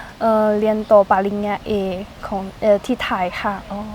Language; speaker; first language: Thai; non-native, learner; Chinese